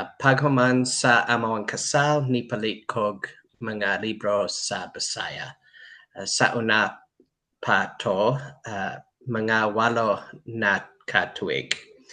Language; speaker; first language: Cebuano; non-native, learner; English